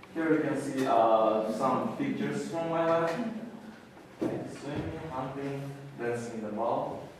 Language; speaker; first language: English; non-native, fluent; Kazakh